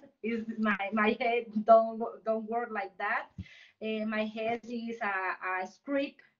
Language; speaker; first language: English; non-native, learner; Spanish